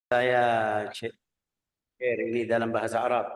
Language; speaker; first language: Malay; non-native, fluent; Arabic